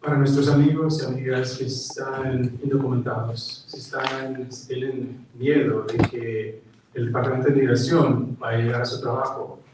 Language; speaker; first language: Spanish; early bilingual, heritage; Spanish